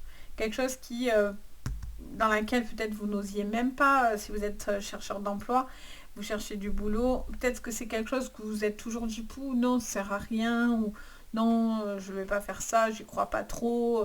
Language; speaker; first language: French; native; French